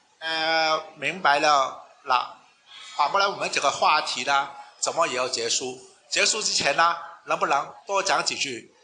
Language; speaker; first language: Chinese; non-native, local second language; Cantonese